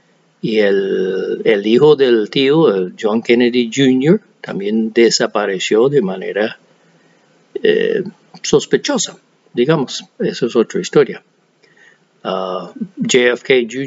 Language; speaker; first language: Spanish; non-native, fluent; English